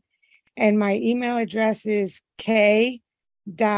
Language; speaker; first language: English; native; English